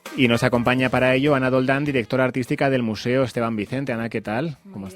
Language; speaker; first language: Spanish; native; Spanish